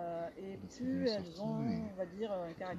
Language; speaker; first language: French; native; French